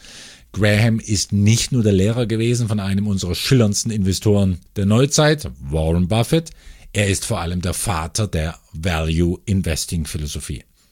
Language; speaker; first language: German; native; German